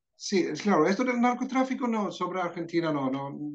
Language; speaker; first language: Spanish; non-native, fluent; Swedish